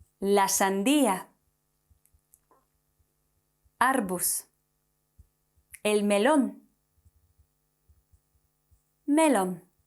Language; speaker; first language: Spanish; non-native, fluent; Polish